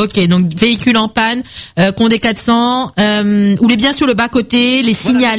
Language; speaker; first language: French; native; French